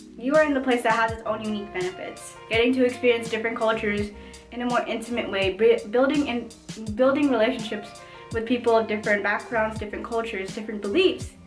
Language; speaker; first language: English; native; English